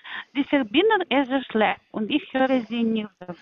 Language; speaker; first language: German; non-native, learner; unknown